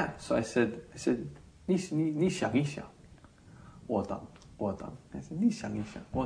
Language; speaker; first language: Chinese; non-native, learner; English